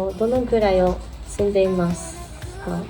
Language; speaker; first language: Japanese; non-native, learner; French